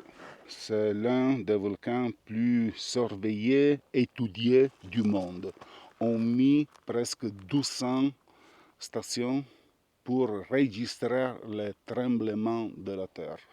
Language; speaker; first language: French; non-native, learner; Italian